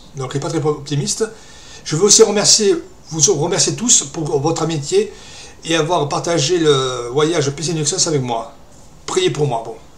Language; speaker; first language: French; native; French